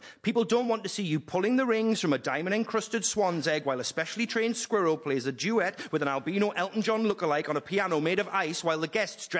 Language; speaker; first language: English; native; English